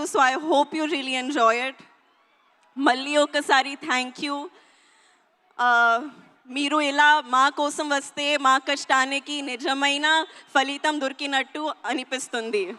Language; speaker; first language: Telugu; non-native, learner; Hindi